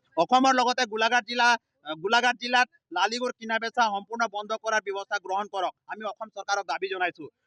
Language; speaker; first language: Assamese; non-native, local second language; Sadri